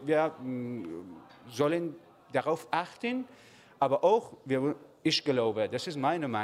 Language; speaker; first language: German; non-native, learner; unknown